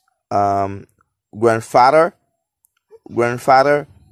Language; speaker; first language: English; non-native, learner; Haitian Creole